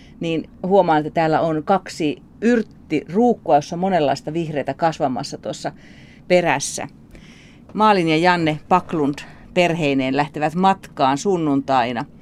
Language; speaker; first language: Finnish; native; Finnish